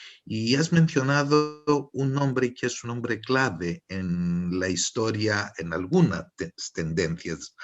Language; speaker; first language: Spanish; non-native, fluent; Greek